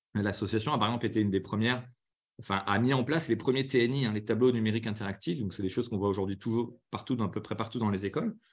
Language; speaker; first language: French; native; French